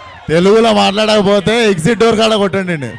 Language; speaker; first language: Telugu; native; Telugu